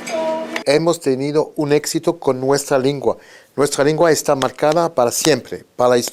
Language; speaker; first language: Spanish; early bilingual, heritage; Spanish